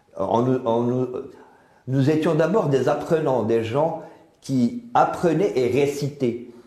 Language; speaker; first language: French; non-native, local second language; Arabic